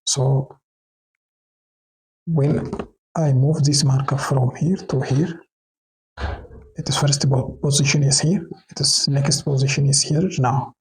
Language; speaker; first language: English; non-native, local second language; Oromo